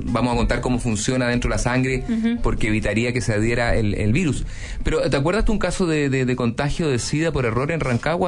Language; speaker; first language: Spanish; native; Spanish